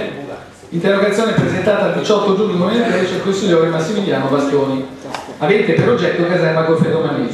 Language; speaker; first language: Italian; native; Italian